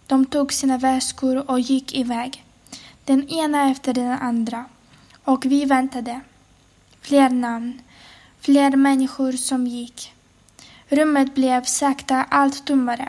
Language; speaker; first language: Swedish; non-native, fluent; Ukrainian